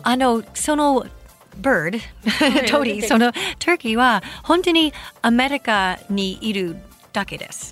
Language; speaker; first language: Japanese; non-native, fluent; English